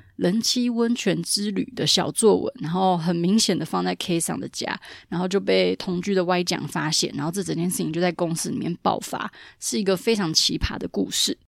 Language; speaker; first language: Chinese; native; Chinese